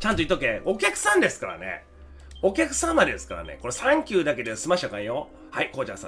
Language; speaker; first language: Japanese; native; Japanese